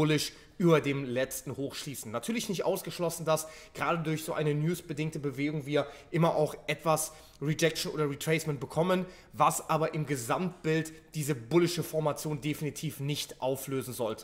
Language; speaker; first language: German; native; German